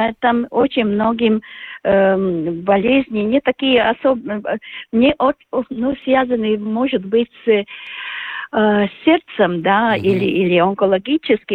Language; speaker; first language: Russian; non-native, local second language; Latvian